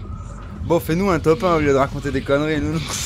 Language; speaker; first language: French; native; French